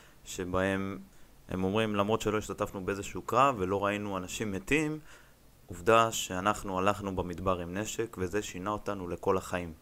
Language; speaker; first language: Hebrew; native; Hebrew